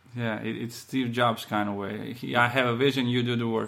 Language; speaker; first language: English; non-native, fluent; Slovenian